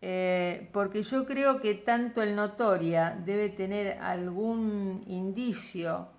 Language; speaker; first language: Spanish; native; Spanish